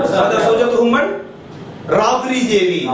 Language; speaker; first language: Arabic; non-native, fluent; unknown